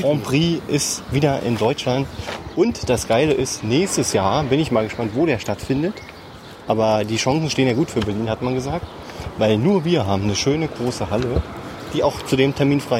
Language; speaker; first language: German; native; German